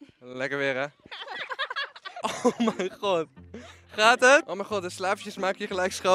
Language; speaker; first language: Dutch; native; Dutch